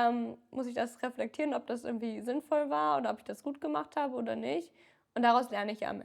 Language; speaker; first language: German; native; German